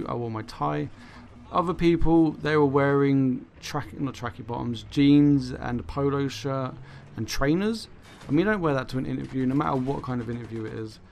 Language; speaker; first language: English; native; English